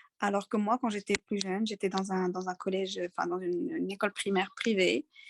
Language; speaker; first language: French; early bilingual, other home language; Arabic